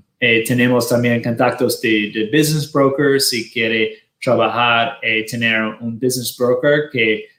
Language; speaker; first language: Spanish; non-native, fluent; Portuguese